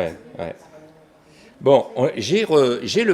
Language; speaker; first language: French; native; French